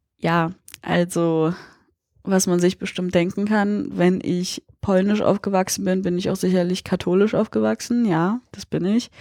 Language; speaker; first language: German; early bilingual, other home language; Polish